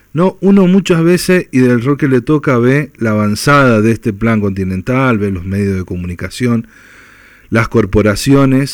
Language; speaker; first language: Spanish; native; Spanish